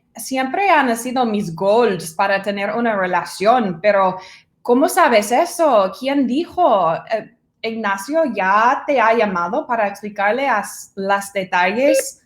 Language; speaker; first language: Spanish; non-native, fluent; English